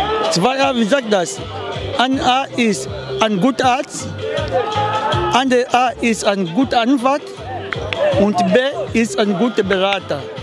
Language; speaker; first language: German; non-native, learner; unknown